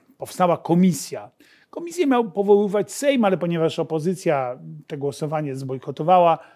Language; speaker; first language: Polish; native; Polish